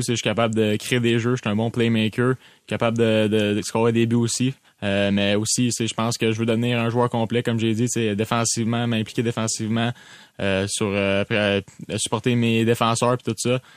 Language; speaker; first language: French; native; French